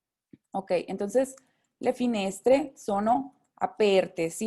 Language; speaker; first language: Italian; non-native, fluent; Spanish